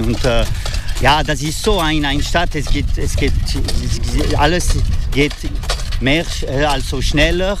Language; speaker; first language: German; non-native, fluent; French